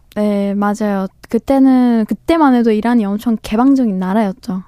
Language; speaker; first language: Korean; non-native, fluent; Persian